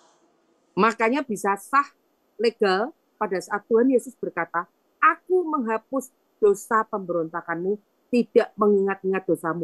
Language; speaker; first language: Indonesian; native; Indonesian